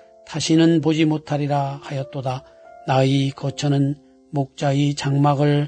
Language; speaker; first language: Korean; native; Korean